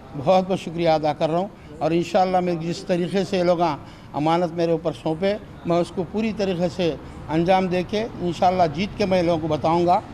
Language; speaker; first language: Urdu; native; Urdu